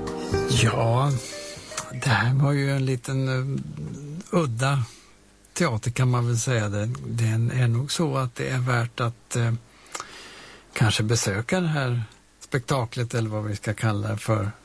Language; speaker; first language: Swedish; native; Swedish